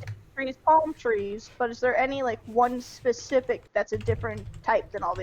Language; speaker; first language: English; native; English